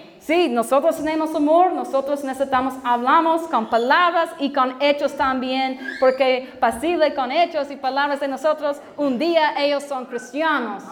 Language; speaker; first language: Spanish; non-native, learner; English